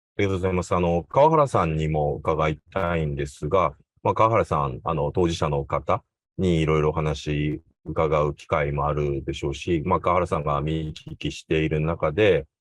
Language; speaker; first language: Japanese; native; Japanese